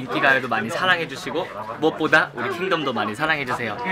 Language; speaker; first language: Korean; native; Korean